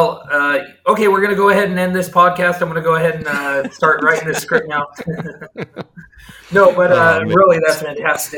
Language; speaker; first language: English; native; English